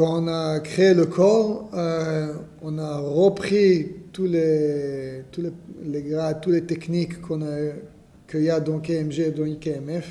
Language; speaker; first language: French; non-native, fluent; Hebrew